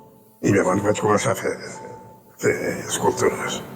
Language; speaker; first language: Catalan; early bilingual, heritage; Catalan